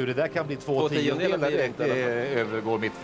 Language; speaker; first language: Swedish; native; Swedish